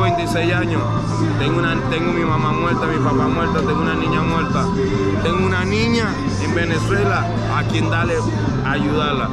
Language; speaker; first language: Spanish; native; Spanish